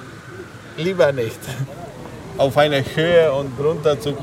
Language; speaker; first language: German; non-native, learner; Albanian